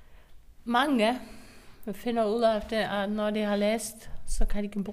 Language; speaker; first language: Danish; non-native, local second language; Faroese